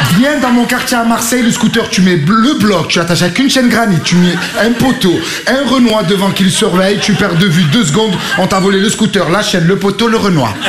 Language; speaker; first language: French; native; French